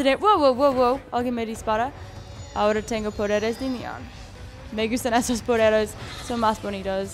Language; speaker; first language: Spanish; non-native, learner; English